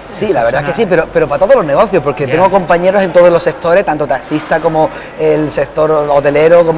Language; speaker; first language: Spanish; native; Spanish